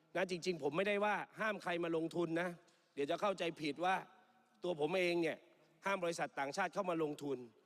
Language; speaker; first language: Thai; native; Thai